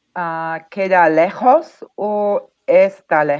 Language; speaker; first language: Spanish; non-native, learner; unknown